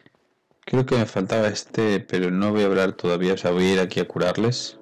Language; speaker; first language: Spanish; native; Spanish